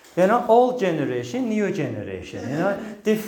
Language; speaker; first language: English; non-native, fluent; Turkish